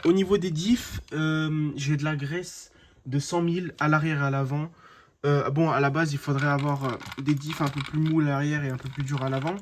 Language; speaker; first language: French; native; French